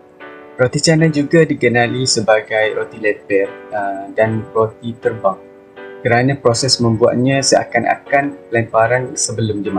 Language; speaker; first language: Malay; native; Malay